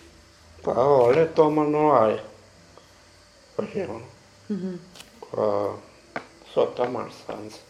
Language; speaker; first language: Italian; non-native, local second language; Sicilian